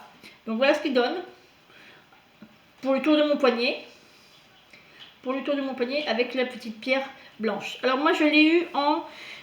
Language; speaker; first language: French; native; French